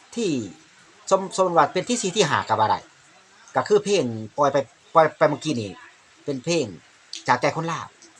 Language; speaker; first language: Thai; non-native, local second language; Lao